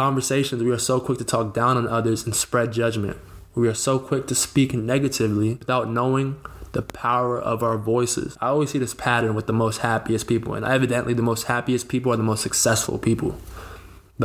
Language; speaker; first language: English; native; English